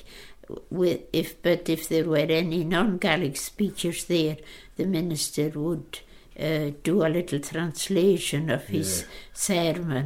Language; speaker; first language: English; non-native, local second language; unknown